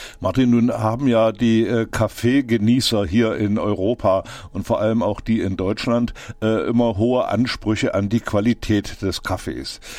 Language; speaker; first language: German; native; German